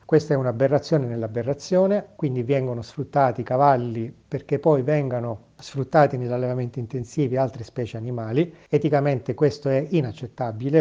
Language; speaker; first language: Italian; native; Italian